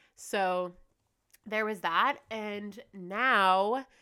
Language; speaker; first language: English; native; English